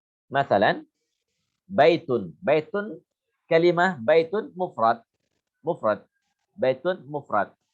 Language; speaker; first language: Arabic; non-native, fluent; Indonesian